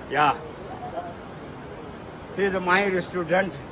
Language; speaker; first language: English; non-native, learner; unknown